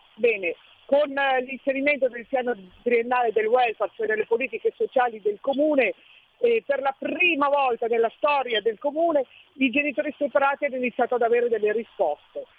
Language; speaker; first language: Italian; native; Italian